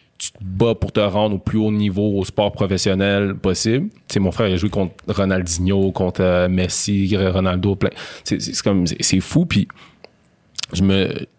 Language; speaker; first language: French; native; French